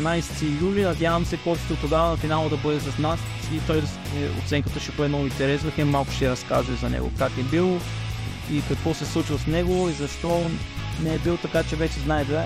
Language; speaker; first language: Bulgarian; native; Bulgarian